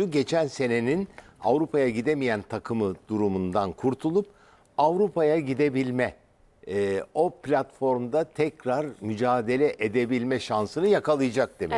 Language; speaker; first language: Turkish; native; Turkish